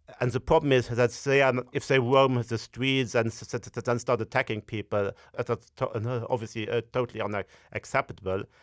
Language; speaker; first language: English; non-native, fluent; Luxembourgish